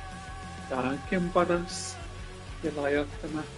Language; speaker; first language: Finnish; non-native, learner; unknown